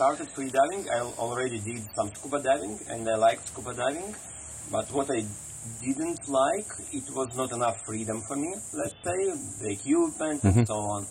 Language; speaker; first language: English; non-native, fluent; Russian